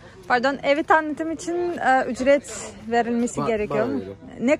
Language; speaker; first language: Turkish; non-native, fluent; Russian